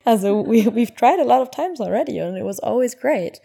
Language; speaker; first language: English; non-native, fluent; German